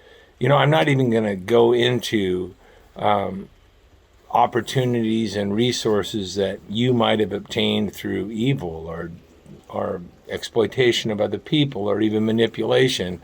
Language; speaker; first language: English; native; English